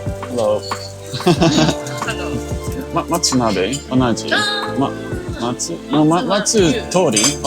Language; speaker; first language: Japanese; non-native, learner; English